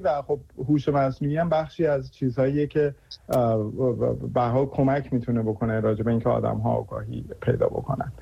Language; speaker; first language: Persian; native; Persian